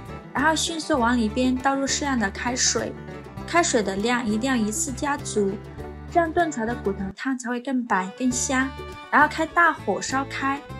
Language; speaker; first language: Chinese; native; Chinese